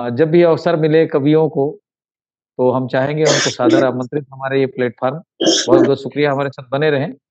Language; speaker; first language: Hindi; native; Hindi